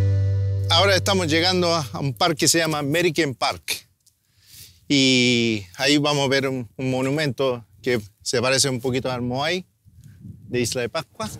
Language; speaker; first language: Spanish; early bilingual, heritage; Spanish